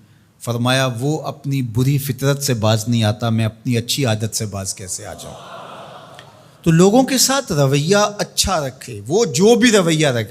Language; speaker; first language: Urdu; non-native, local second language; Punjabi